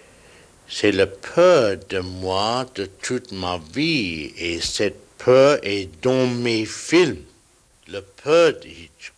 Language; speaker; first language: French; non-native, learner; English